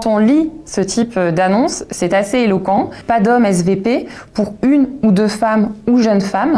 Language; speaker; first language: French; native; French